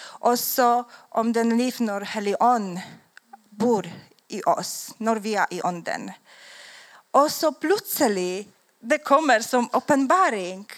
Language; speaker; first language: Swedish; non-native, learner; Polish